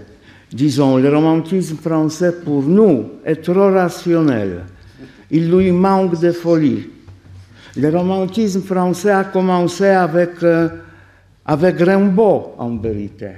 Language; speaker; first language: French; non-native, fluent; Polish